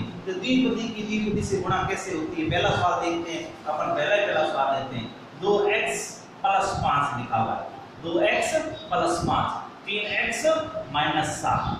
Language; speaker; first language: Hindi; native; Hindi